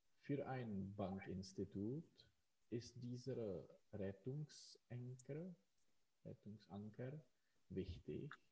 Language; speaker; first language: German; non-native, learner; Czech